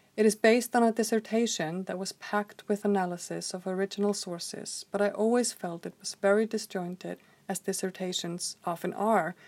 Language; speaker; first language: English; non-native, fluent; Icelandic